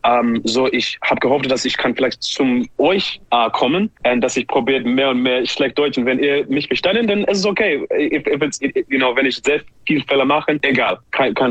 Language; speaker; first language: German; non-native, learner; English